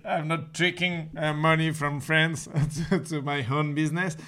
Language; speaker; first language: English; non-native, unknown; French